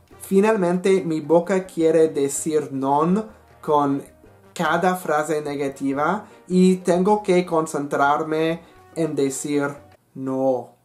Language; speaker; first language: Spanish; non-native, learner; English